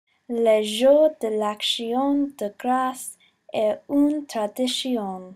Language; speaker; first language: French; non-native, learner; English